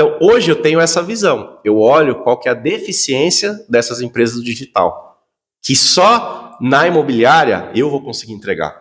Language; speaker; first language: Portuguese; native; Portuguese